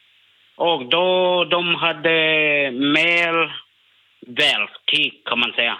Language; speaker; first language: Swedish; non-native, learner; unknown